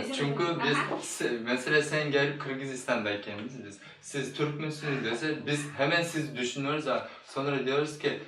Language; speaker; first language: Turkish; non-native, learner; Kyrgyz